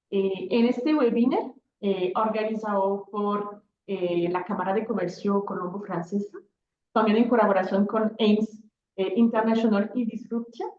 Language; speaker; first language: Spanish; non-native, fluent; French